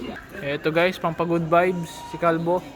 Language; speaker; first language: Filipino; non-native, local second language; Bikol